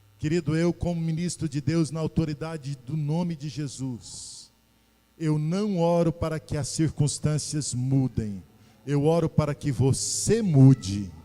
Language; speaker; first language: Portuguese; native; Portuguese